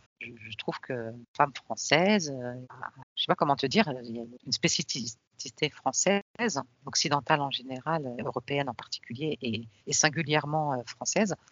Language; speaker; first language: French; early bilingual, other home language; Arabic